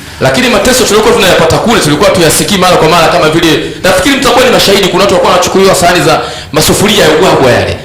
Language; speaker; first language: Swahili; native; Swahili